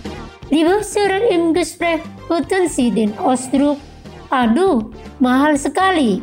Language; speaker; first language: German; non-native, fluent; Indonesian